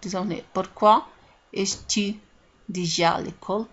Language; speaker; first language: French; non-native, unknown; Spanish